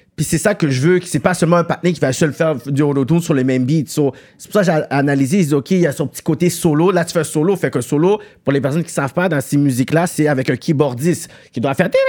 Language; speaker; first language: French; native; French